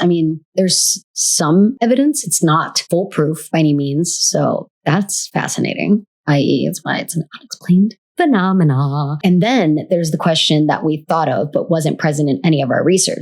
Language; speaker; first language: English; native; English